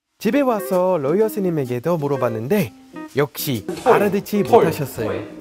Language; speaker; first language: Korean; non-native, fluent; English